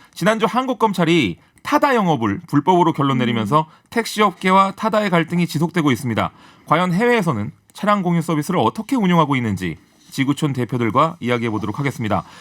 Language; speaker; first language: Korean; native; Korean